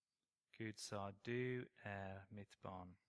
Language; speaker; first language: Swedish; non-native, learner; English